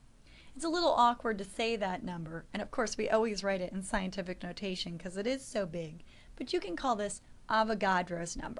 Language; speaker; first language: English; native; English